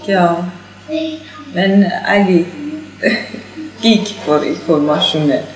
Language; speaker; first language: Swedish; non-native, learner; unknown